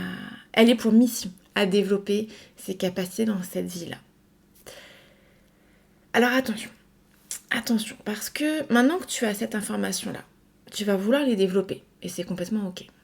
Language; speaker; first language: French; native; French